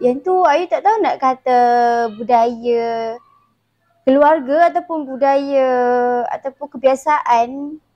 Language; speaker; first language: Malay; native; Malay